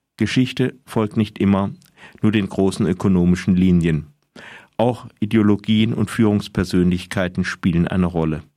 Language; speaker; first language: German; native; German